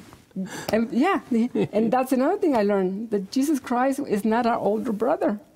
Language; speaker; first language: English; native; English